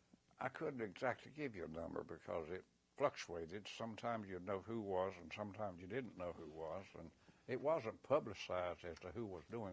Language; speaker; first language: English; native; English